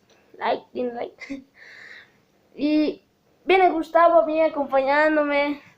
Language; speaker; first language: Spanish; native; Spanish